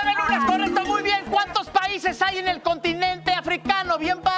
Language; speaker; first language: Spanish; native; Spanish